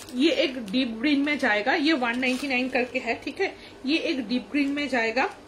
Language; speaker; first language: Hindi; non-native, local second language; Bangla